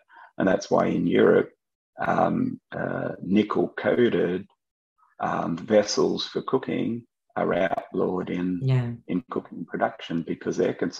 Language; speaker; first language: English; native; English